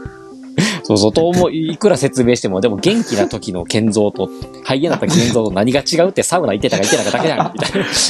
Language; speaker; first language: Japanese; native; Japanese